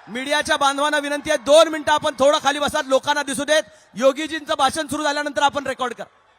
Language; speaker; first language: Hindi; non-native, local second language; Marathi